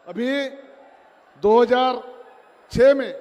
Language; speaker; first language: Hindi; non-native, local second language; Marathi